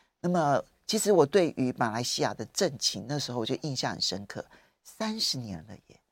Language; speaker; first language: Chinese; native; Chinese